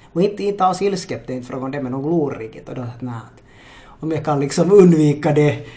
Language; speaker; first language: Swedish; native; Swedish